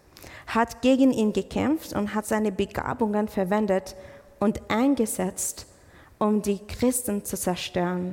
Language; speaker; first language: German; non-native, fluent; English